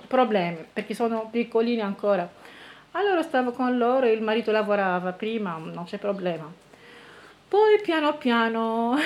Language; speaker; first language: Italian; non-native, learner; Arabic